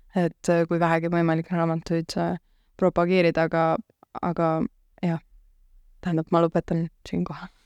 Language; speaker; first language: Estonian; native; Estonian